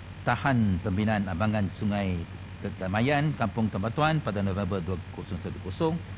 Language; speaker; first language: Malay; non-native, local second language; Chinese